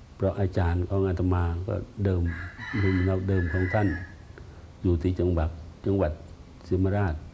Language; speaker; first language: Thai; non-native, fluent; Khmer